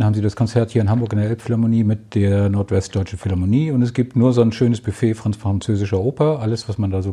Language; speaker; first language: German; native; German